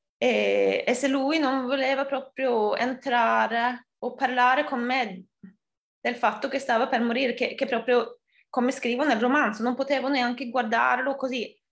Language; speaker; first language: Italian; non-native, fluent; Norwegian